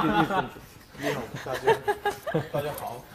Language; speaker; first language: Chinese; non-native, learner; Korean